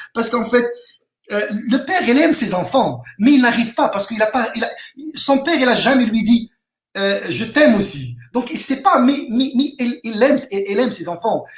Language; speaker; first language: French; non-native, local second language; Arabic